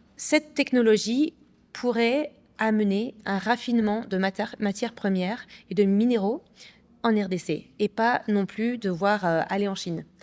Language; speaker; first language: French; early bilingual, other home language; English